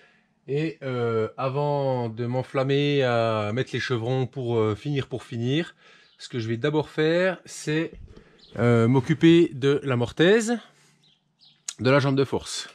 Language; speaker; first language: French; native; French